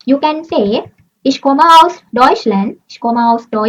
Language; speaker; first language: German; non-native, learner; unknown